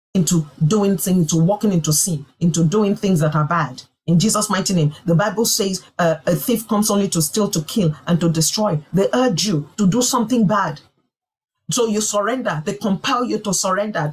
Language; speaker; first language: English; non-native, local second language; Yoruba